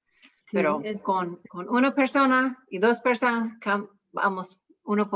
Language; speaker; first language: Spanish; non-native, learner; English